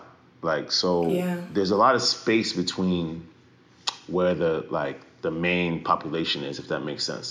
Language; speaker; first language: English; early bilingual, other home language; French